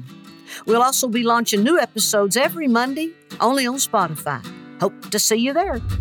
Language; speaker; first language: English; native; English